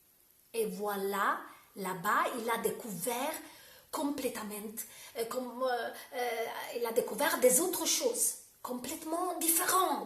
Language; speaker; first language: French; non-native, learner; Italian